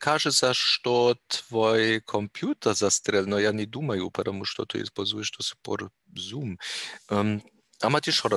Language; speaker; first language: Russian; non-native, learner; German